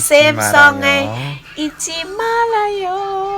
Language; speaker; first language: Korean; non-native, learner; Thai